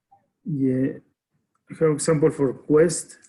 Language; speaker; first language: English; non-native, learner; Spanish